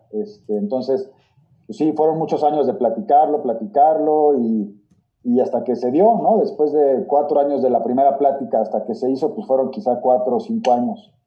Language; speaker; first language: Spanish; native; Spanish